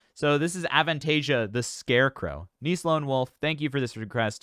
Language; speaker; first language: English; native; English